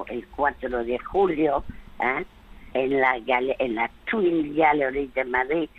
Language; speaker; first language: Spanish; early bilingual, other home language; French